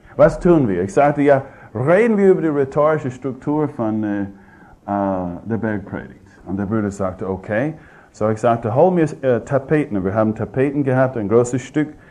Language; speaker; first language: German; non-native, fluent; English